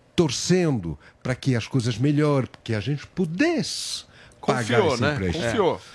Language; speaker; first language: Portuguese; non-native, fluent; French